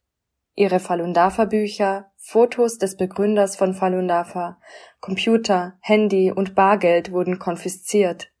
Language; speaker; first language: German; native; German